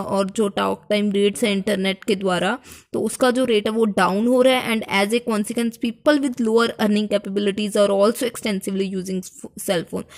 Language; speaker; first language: Hindi; native; Hindi